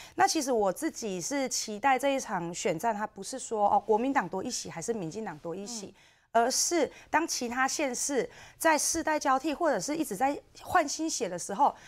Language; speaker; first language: Chinese; native; Chinese